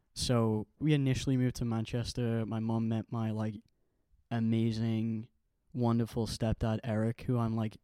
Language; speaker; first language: English; native; English